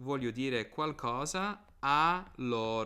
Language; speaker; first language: Italian; non-native, fluent; English